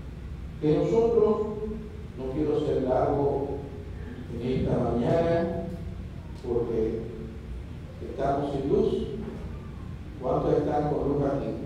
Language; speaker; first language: Spanish; native; Spanish